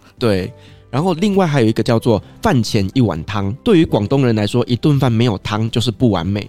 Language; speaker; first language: Chinese; native; Chinese